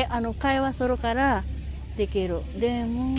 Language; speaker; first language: Japanese; non-native, learner; Filipino